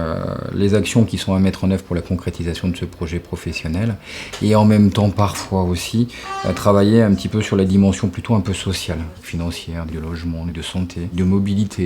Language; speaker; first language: French; native; French